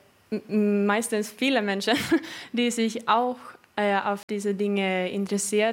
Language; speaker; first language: German; non-native, fluent; Swedish